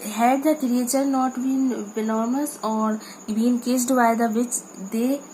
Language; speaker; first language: English; non-native, local second language; Hindi